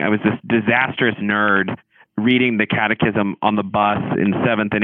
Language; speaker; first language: English; native; English